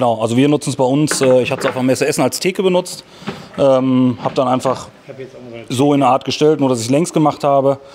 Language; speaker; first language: German; native; German